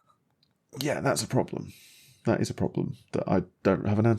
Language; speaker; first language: English; native; English